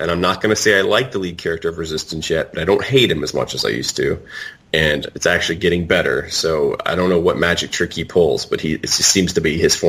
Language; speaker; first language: English; native; English